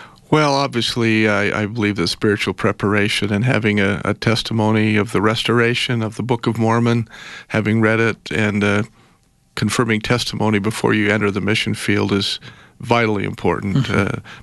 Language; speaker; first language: English; native; English